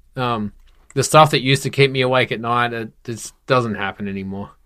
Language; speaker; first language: English; native; English